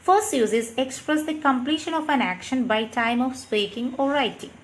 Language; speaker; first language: English; non-native, local second language; Malayalam